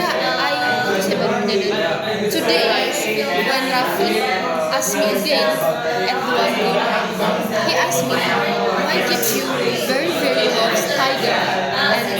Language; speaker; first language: English; non-native, learner; Indonesian